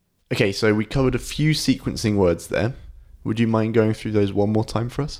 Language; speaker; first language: English; native; English